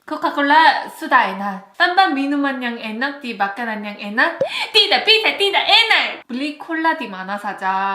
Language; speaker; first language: Indonesian; non-native, fluent; Korean